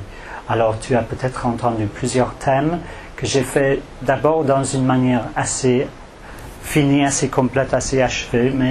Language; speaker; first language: French; non-native, fluent; English